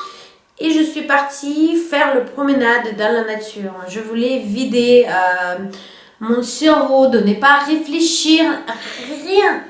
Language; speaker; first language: French; non-native, fluent; Russian